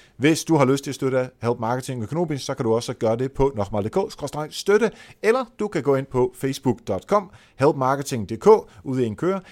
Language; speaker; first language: Danish; native; Danish